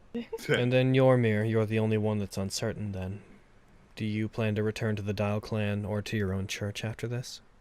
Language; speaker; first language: English; native; English